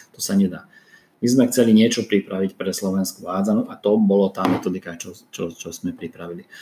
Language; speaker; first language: Slovak; non-native, fluent; Hungarian